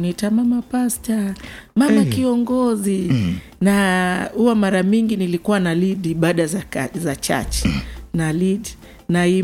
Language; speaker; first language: Swahili; native; Swahili